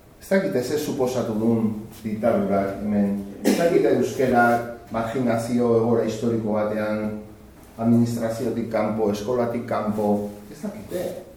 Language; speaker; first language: Basque; non-native, local second language; Spanish